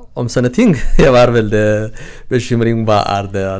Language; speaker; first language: Norwegian; non-native, fluent; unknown